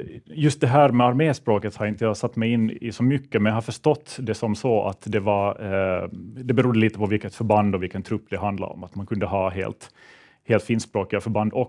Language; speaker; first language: Swedish; native; Swedish